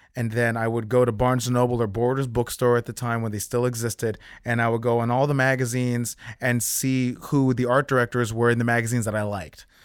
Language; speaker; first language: English; native; English